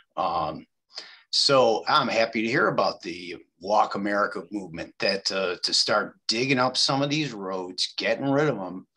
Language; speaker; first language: English; native; English